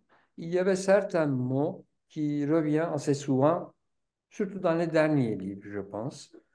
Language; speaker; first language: French; non-native, fluent; Turkish